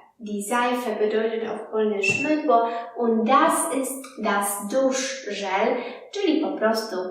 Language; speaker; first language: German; non-native, fluent; Polish